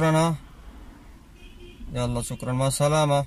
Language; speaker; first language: Arabic; non-native, learner; Urdu